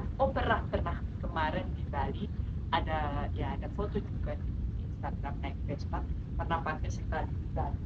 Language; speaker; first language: Indonesian; non-native, fluent; Spanish